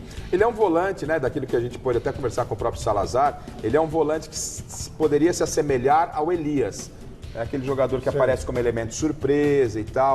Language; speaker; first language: Portuguese; native; Portuguese